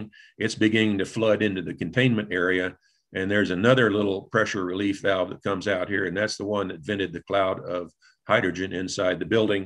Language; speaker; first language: English; native; English